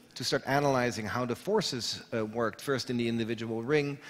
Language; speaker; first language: English; non-native, fluent; Dutch